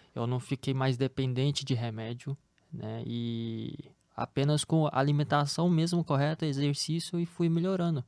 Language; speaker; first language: Portuguese; early bilingual, other home language; Chinese